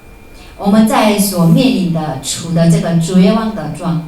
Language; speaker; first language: Chinese; native; Chinese